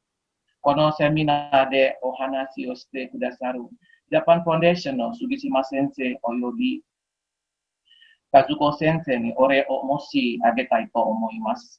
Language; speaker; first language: Japanese; non-native, fluent; Indonesian